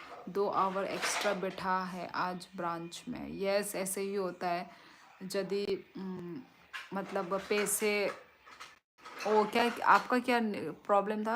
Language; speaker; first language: Hindi; non-native, local second language; Kok Borok